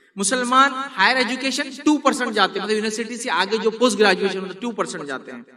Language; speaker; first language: Urdu; native; Urdu